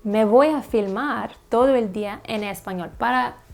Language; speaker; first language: Spanish; non-native, learner; English